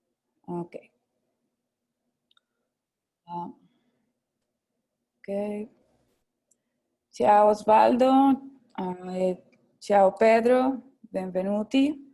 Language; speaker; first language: Italian; non-native, fluent; Spanish